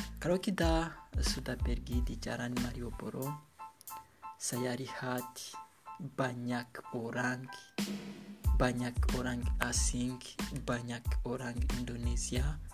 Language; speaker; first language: Indonesian; non-native, learner; Kinyarwanda